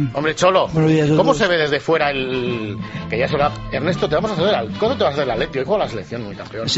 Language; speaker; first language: Spanish; native; Spanish